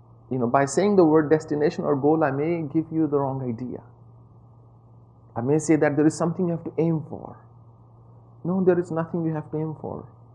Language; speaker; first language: English; non-native, local second language; Punjabi